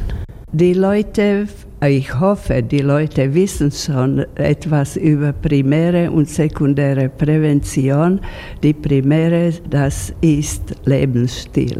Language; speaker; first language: German; non-native, fluent; Slovak